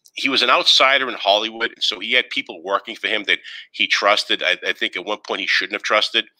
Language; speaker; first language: English; native; English